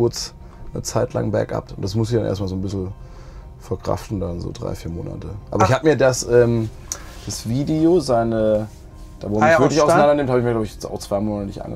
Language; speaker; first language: German; native; German